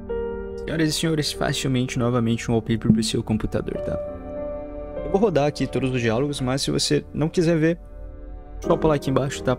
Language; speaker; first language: Portuguese; native; Portuguese